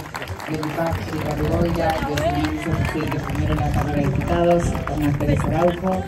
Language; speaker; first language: Spanish; native; Spanish